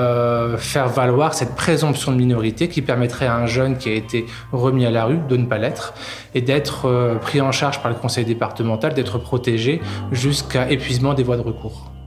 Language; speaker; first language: French; native; French